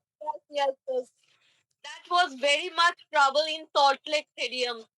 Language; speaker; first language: English; non-native, learner; Bangla